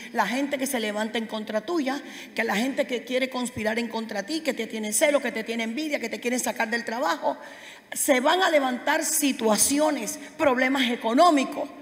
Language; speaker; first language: Spanish; native; Spanish